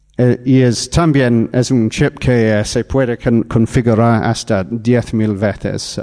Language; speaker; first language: Spanish; non-native, fluent; English